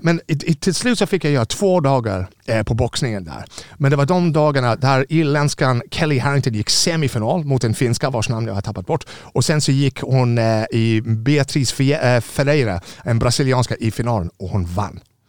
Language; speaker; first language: Swedish; non-native, fluent; English